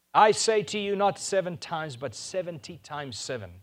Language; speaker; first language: English; non-native, local second language; Afrikaans